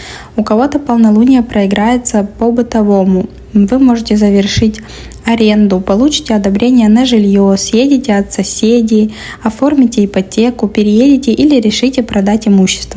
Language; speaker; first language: Russian; native; Russian